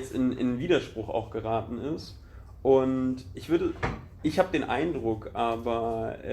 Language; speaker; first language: German; native; German